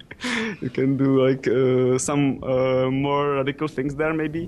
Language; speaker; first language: English; non-native, fluent; Czech